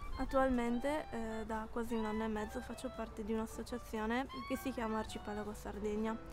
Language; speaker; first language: Italian; early bilingual, other home language; Arabic